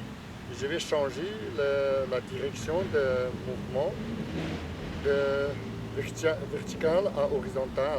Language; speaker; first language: French; non-native, learner; Chinese